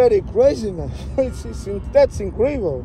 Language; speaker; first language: English; non-native, learner; Portuguese